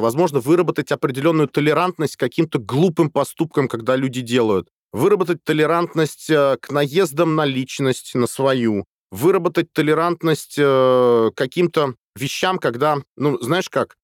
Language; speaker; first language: Russian; native; Russian